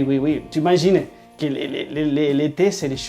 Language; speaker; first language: French; non-native, learner; Spanish